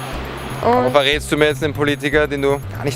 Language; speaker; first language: German; native; German